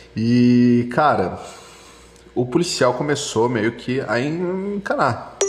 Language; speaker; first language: Portuguese; native; Portuguese